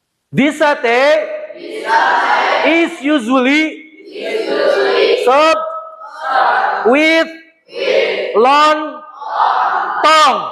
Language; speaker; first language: English; non-native, learner; Indonesian